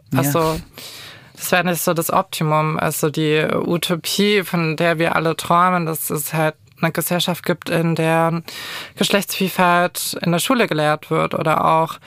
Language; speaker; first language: German; native; German